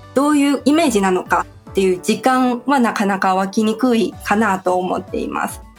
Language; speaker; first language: Japanese; non-native, fluent; Chinese